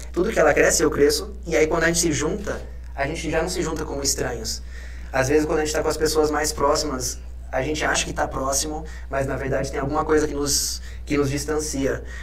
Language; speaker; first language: Portuguese; early bilingual, other home language; Spanish